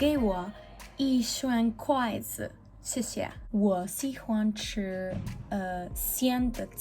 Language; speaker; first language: Chinese; non-native, learner; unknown